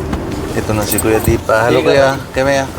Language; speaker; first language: Filipino; non-native, learner; Punjabi